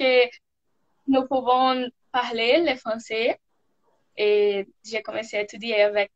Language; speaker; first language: French; non-native, learner; Portuguese